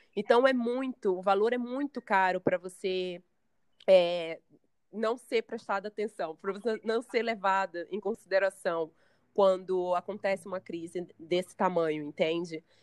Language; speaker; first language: Portuguese; native; Portuguese